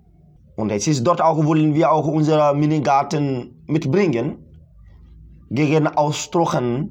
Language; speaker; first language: German; non-native, fluent; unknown